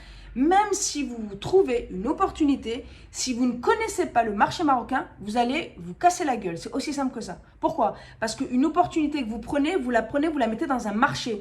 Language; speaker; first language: French; native; French